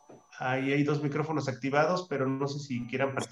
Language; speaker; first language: Spanish; native; Spanish